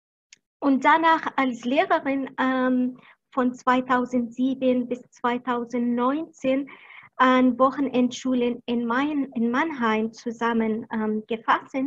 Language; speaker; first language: German; non-native, fluent; Arabic